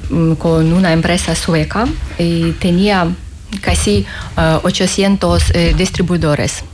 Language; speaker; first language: Spanish; non-native, learner; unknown